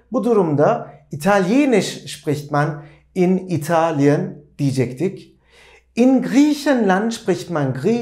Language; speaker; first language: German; non-native, fluent; Turkish